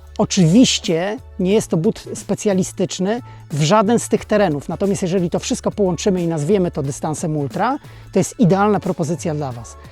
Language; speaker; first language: Polish; native; Polish